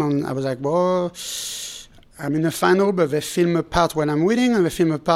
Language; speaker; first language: English; non-native, fluent; French